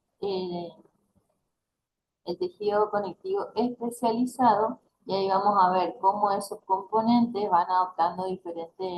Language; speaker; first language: Spanish; native; Spanish